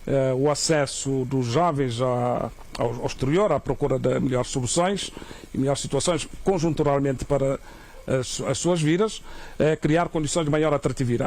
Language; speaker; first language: Portuguese; non-native, local second language; Kabuverdianu